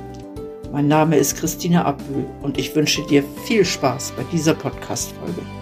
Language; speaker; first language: German; native; German